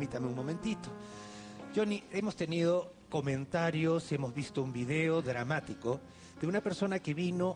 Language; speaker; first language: Spanish; native; Spanish